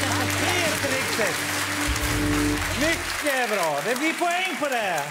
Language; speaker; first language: Swedish; native; Swedish